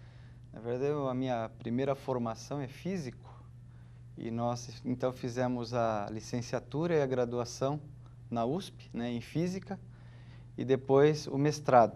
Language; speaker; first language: Portuguese; native; Portuguese